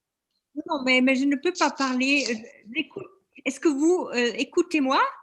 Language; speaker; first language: French; non-native, learner; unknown